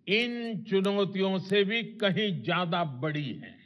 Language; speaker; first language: Hindi; non-native, local second language; Gujarati